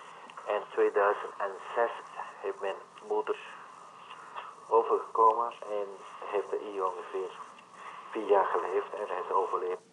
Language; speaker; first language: Dutch; non-native, learner; Vietnamese